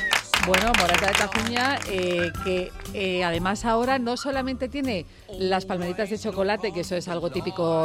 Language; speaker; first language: Spanish; native; Spanish